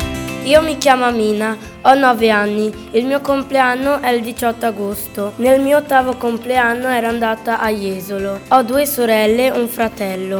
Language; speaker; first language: Italian; early bilingual, other home language; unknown